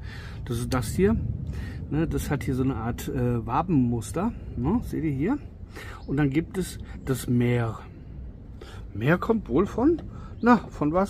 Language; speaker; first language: German; native; German